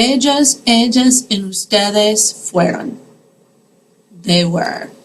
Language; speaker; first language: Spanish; non-native, fluent; English